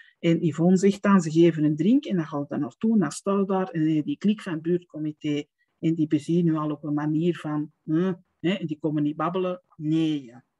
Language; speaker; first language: Dutch; native; Dutch